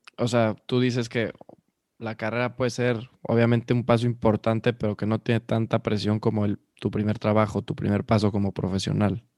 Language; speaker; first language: Spanish; native; Spanish